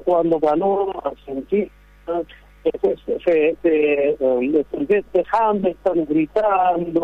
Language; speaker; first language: Spanish; non-native, learner; Bangla